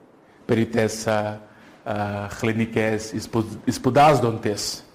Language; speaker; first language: Greek; non-native, fluent; Portuguese